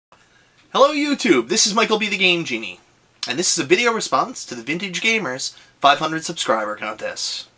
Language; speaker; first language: English; native; English